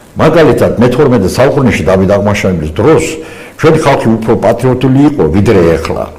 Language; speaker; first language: Georgian; non-native, local second language; Azerbaijani